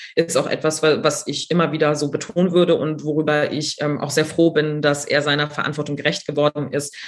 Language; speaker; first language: German; native; German